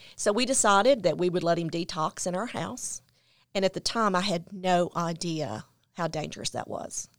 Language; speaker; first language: English; native; English